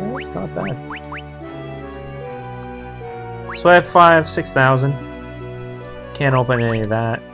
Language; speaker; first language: English; native; English